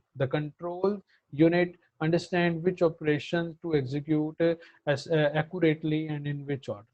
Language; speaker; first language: English; non-native, local second language; Punjabi